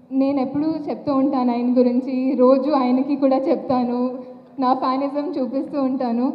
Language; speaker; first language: Telugu; non-native, fluent; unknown